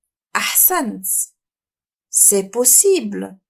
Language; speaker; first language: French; non-native, fluent; Arabic